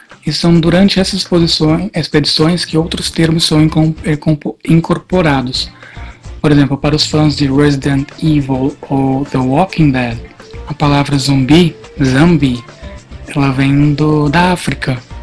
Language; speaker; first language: Portuguese; native; Portuguese